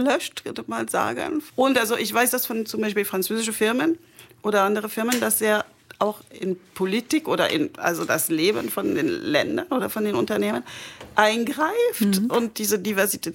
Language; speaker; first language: German; non-native, fluent; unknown